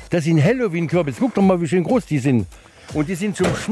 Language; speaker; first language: German; native; German